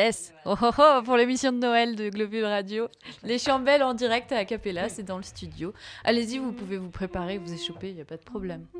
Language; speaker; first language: French; native; French